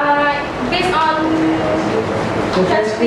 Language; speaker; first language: English; non-native, learner; Malay